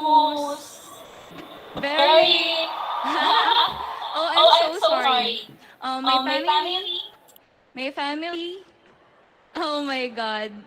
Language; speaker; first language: English; non-native, local second language; Filipino